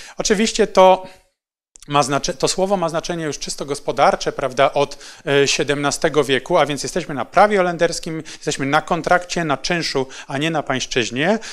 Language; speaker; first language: Polish; native; Polish